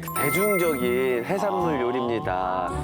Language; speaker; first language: Korean; native; Korean